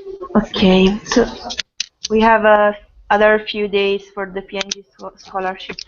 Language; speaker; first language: English; non-native, fluent; Italian